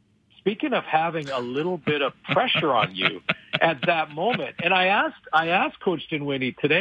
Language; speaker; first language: English; native; English